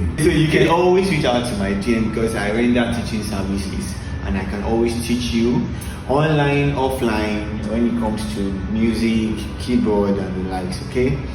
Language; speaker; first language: English; non-native, local second language; Yoruba